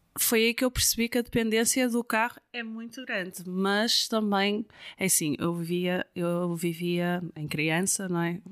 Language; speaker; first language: Portuguese; non-native, fluent; Dutch